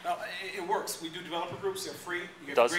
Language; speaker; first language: English; native; English